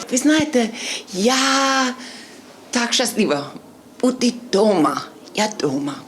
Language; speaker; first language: Ukrainian; non-native, learner; English